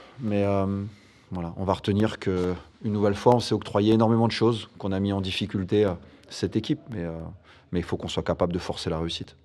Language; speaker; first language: French; native; French